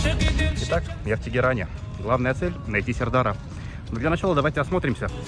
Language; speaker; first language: Russian; native; Russian